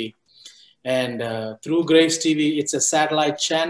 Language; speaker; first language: English; non-native, local second language; Telugu